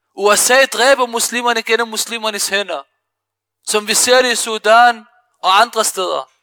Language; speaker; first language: Danish; early bilingual, other home language; Arabic